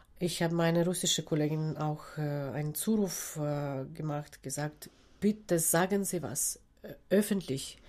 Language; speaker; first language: German; non-native, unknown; Ukrainian